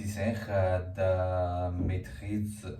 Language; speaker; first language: French; non-native, learner; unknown